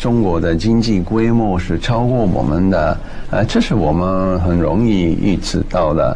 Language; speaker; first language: Chinese; non-native, fluent; Japanese